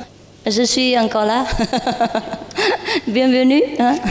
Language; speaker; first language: French; non-native, learner; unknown